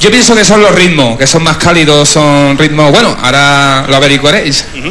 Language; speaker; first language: Spanish; native; Spanish